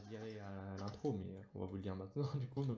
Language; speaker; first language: French; native; French